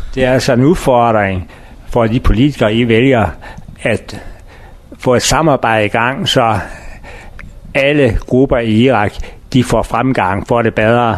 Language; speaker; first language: Danish; non-native, learner; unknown